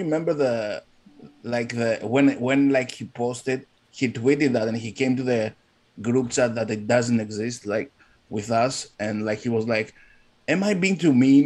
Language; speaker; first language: English; non-native, fluent; Greek